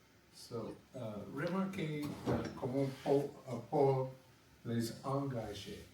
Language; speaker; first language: French; non-native, learner; English